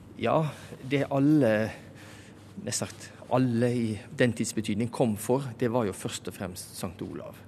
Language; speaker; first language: Norwegian; native; Norwegian